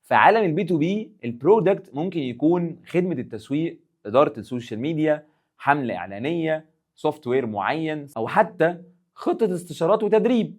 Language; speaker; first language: Arabic; native; Arabic